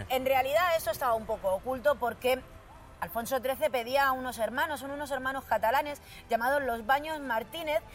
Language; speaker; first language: Spanish; native; Spanish